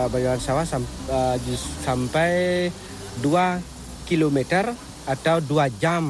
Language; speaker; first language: Indonesian; non-native, local second language; Balinese